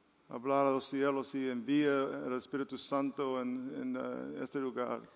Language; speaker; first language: Spanish; non-native, learner; English